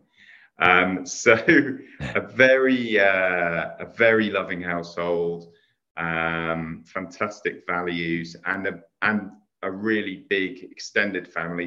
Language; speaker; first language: English; native; English